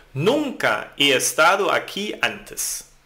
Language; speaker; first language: Spanish; non-native, fluent; German